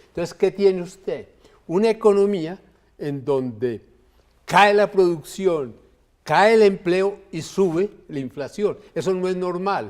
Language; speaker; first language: Spanish; native; Spanish